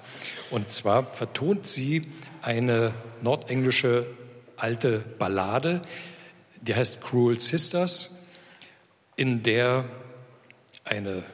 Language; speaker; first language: German; native; German